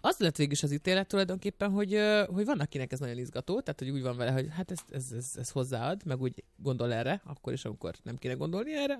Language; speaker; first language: Hungarian; native; Hungarian